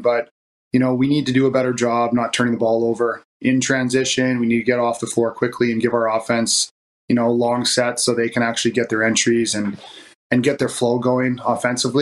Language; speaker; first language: English; native; English